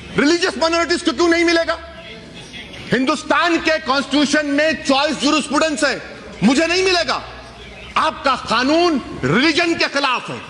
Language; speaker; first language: Urdu; native; Urdu